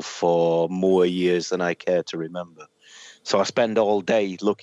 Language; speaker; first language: English; native; English